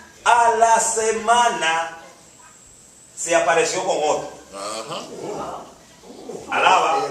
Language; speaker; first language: Spanish; native; Spanish